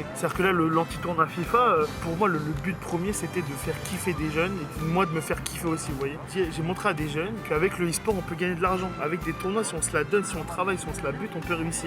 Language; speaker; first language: French; native; French